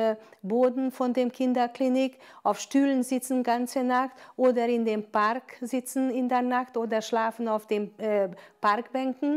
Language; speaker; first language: German; non-native, fluent; Hungarian